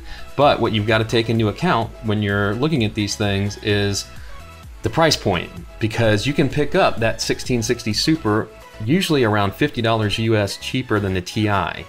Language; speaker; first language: English; native; English